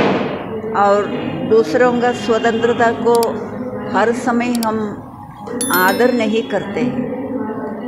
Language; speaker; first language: Hindi; non-native, local second language; Malayalam